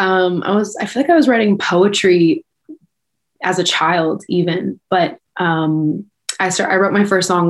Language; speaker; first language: English; native; English